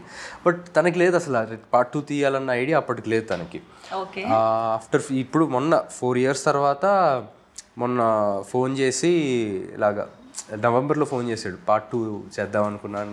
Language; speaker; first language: Telugu; native; Telugu